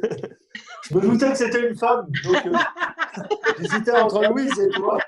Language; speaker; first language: French; native; French